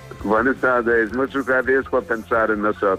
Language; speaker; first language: Spanish; non-native, fluent; English